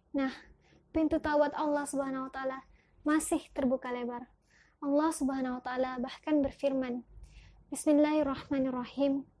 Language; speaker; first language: Indonesian; early bilingual, heritage; Indonesian